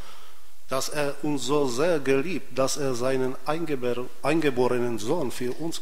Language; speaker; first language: German; non-native, fluent; Polish